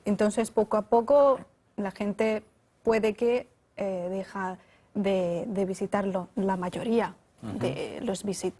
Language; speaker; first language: Spanish; non-native, fluent; Chinese